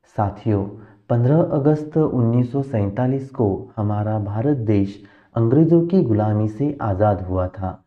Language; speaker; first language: Hindi; non-native, local second language; Marathi